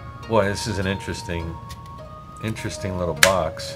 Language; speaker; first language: English; native; English